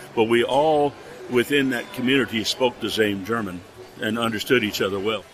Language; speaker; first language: English; early bilingual, other home language; German